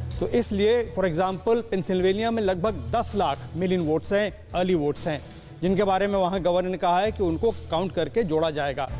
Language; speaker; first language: Hindi; native; Hindi